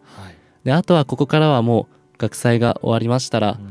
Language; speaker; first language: Japanese; native; Japanese